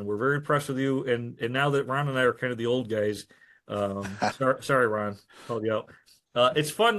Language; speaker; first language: English; native; English